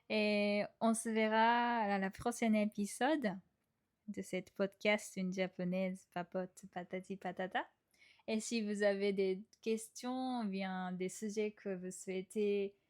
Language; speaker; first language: French; non-native, fluent; Japanese